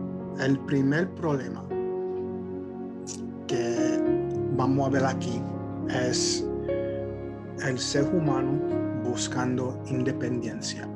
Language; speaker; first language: Spanish; early bilingual, heritage; Spanish